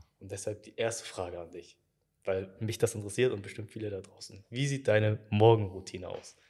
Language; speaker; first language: German; early bilingual, other home language; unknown